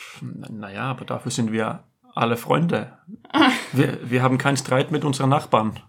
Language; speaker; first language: German; non-native, fluent; Icelandic